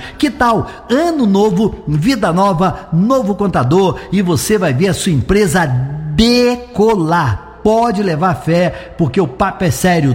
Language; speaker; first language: Portuguese; native; Portuguese